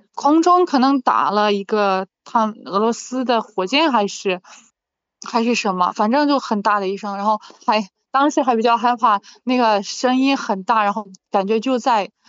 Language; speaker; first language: Chinese; non-native, fluent; Ukrainian